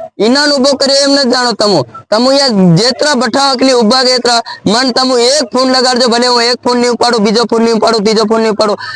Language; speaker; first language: Gujarati; non-native, local second language; Bhili